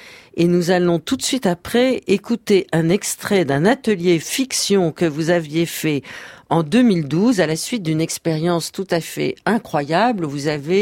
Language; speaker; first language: French; native; French